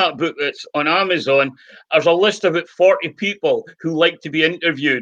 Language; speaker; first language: English; native; English